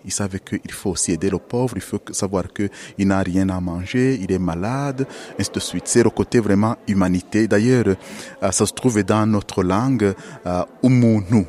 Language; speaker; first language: French; non-native, local second language; Kinyarwanda